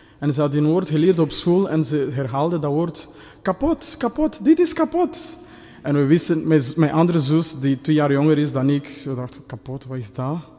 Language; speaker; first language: Dutch; non-native, fluent; Kinyarwanda